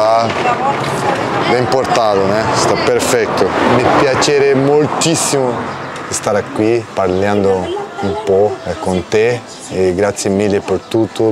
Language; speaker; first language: Italian; non-native, learner; Portuguese